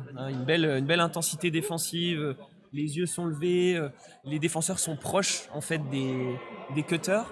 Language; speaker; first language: French; native; French